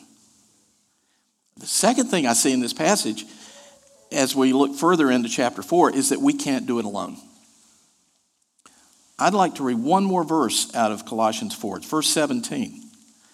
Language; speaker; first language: English; native; English